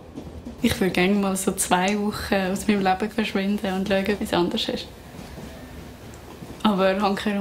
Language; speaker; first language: German; native; German